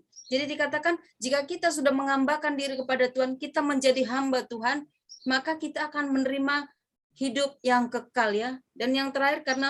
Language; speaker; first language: Indonesian; native; Indonesian